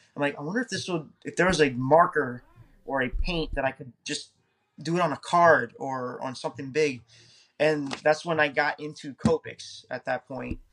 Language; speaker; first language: English; native; English